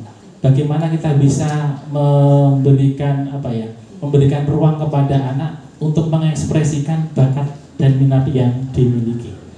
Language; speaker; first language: Indonesian; native; Indonesian